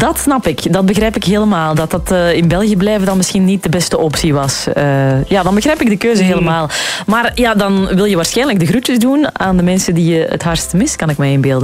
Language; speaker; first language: Dutch; native; Dutch